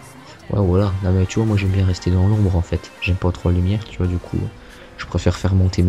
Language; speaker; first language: French; native; French